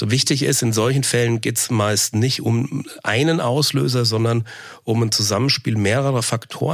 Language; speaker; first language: German; native; German